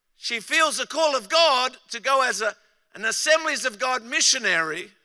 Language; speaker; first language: English; native; English